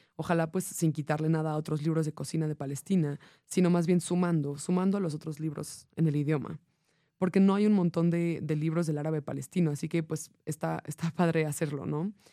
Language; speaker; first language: Spanish; non-native, fluent; English